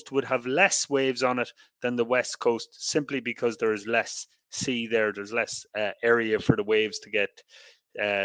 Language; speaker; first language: English; native; English